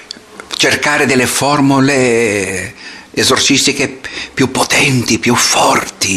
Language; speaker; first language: Italian; non-native, fluent; Portuguese